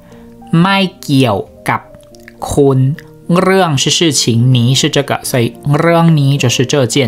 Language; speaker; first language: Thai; non-native, fluent; Chinese